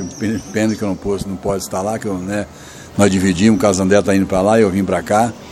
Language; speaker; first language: Portuguese; native; Portuguese